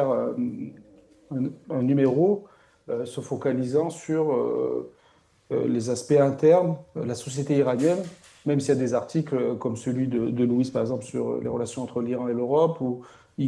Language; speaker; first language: French; native; French